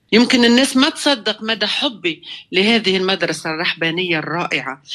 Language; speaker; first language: Arabic; native; Arabic